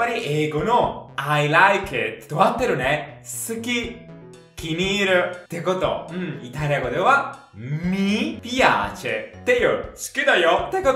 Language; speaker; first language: Japanese; non-native, fluent; Italian